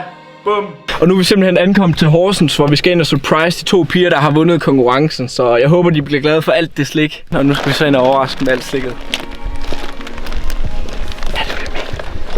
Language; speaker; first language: Danish; native; Danish